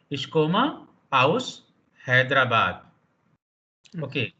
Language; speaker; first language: German; non-native, fluent; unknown